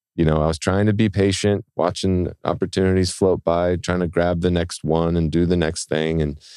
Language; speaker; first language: English; native; English